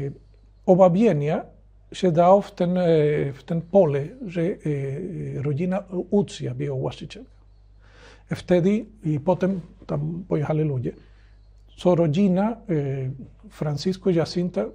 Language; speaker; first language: Polish; non-native, learner; Spanish